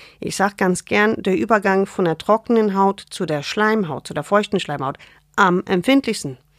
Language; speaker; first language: German; non-native, fluent; English